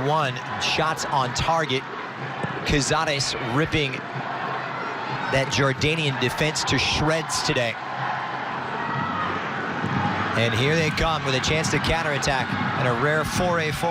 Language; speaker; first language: English; native; English